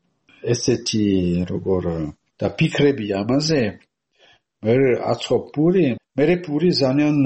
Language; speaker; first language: Georgian; non-native, learner; French